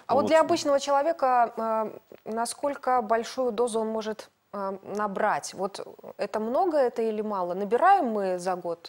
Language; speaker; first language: Russian; native; Russian